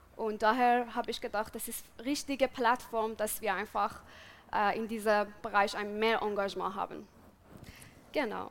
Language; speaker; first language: German; non-native, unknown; Persian